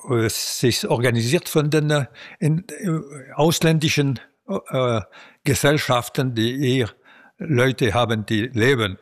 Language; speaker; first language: German; non-native, local second language; French